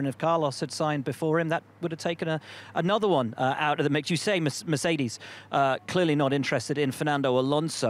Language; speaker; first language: English; native; English